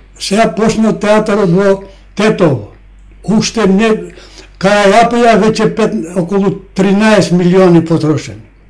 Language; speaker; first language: Macedonian; non-native, local second language; Albanian